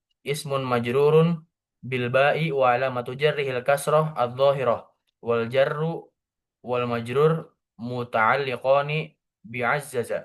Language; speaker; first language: Arabic; non-native, learner; Indonesian